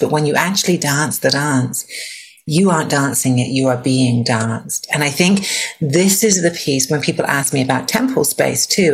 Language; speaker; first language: English; native; English